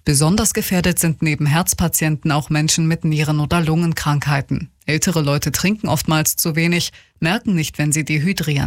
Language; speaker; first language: German; native; German